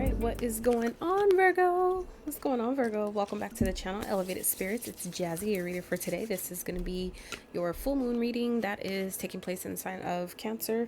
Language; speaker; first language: English; native; English